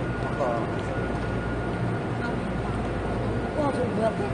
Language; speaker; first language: Korean; native; Korean